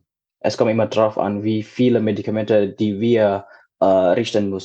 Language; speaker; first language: German; non-native, fluent; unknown